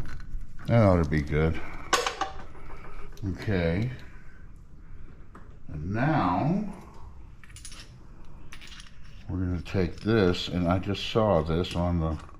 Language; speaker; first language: English; native; English